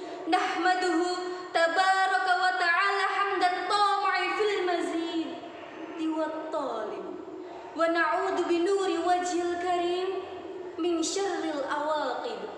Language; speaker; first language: Arabic; non-native, fluent; Indonesian